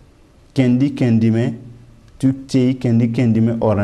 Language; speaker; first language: Turkish; non-native, learner; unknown